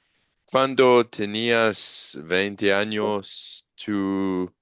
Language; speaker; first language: Spanish; non-native, learner; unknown